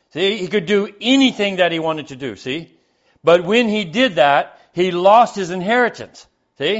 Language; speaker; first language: English; native; English